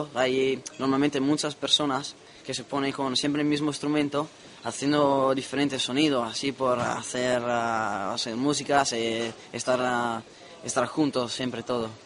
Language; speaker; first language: Spanish; non-native, learner; Italian